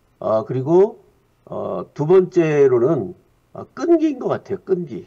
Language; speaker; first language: Korean; native; Korean